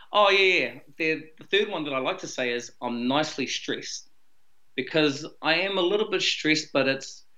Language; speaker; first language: English; native; English